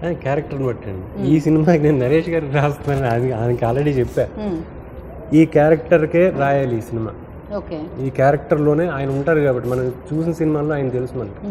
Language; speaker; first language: Telugu; native; Telugu